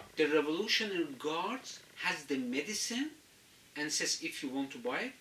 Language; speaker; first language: English; non-native, fluent; Azerbaijani